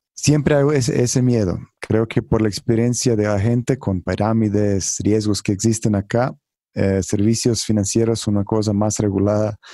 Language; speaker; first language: Spanish; non-native, fluent; Croatian